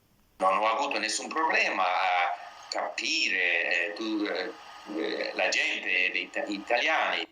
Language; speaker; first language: Italian; non-native, learner; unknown